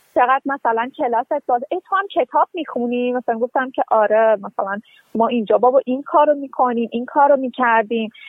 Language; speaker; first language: Persian; native; Persian